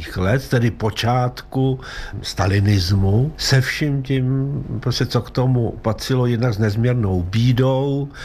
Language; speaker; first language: Czech; early bilingual, other home language; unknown